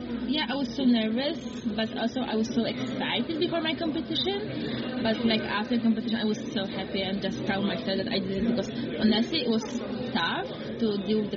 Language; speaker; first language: English; non-native, fluent; Polish